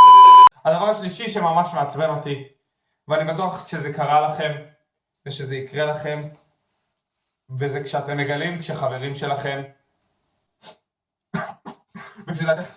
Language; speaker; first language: Hebrew; native; Hebrew